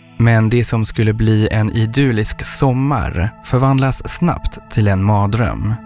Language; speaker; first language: Swedish; non-native, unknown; French